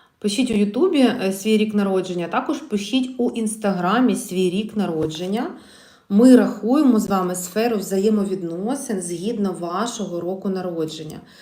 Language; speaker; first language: Ukrainian; non-native, local second language; Russian